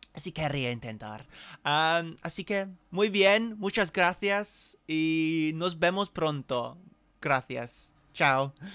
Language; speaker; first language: Spanish; non-native, learner; English